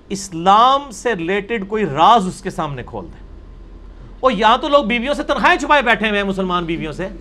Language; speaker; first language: Urdu; non-native, local second language; Punjabi